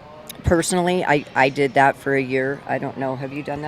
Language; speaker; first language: English; native; English